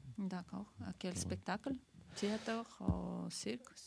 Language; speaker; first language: French; non-native, learner; Ukrainian